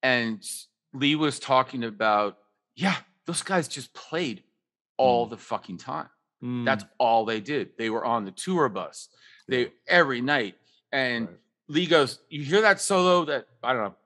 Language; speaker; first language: English; native; English